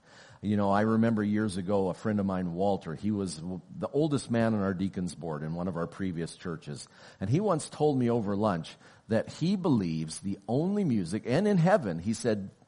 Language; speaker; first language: English; native; English